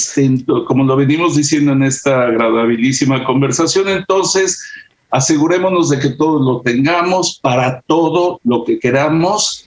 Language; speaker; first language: Spanish; native; Spanish